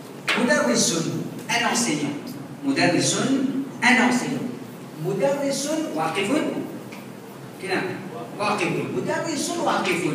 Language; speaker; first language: Arabic; non-native, fluent; Morisyen